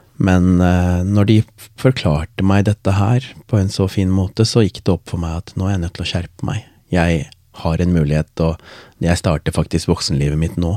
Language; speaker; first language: Norwegian; non-native, local second language; Tamil